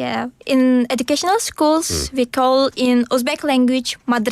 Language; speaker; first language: English; non-native, learner; Uzbek